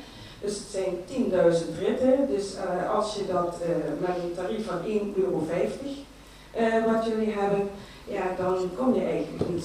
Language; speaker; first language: Dutch; native; Dutch